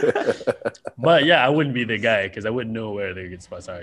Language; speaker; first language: English; non-native, local second language; Malay